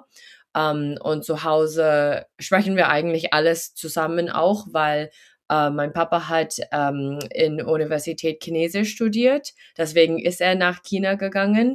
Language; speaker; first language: German; early bilingual, heritage; German